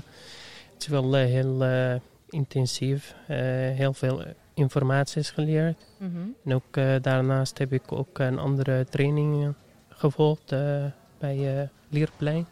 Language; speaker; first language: Dutch; non-native, fluent; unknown